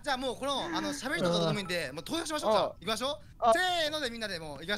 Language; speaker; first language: Japanese; native; Japanese